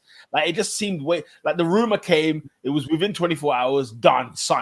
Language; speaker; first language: English; native; English